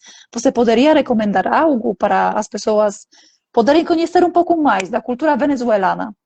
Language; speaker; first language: Portuguese; non-native, fluent; Polish